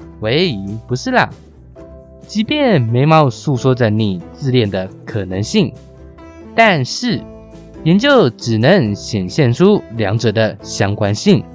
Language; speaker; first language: Chinese; native; Chinese